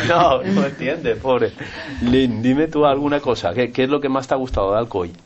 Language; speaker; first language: Spanish; native; Spanish